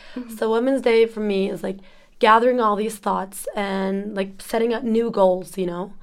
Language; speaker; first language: English; non-native, fluent; Turkish